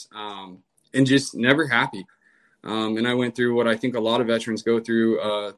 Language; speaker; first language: English; native; English